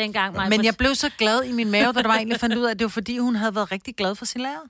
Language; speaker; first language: Danish; native; Danish